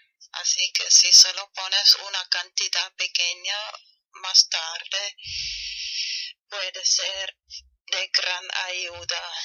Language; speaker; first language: Spanish; non-native, learner; German